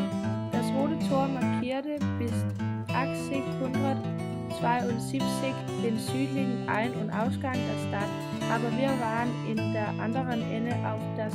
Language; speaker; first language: German; non-native, learner; Danish